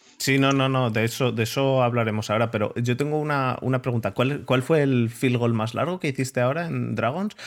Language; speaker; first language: Spanish; native; Spanish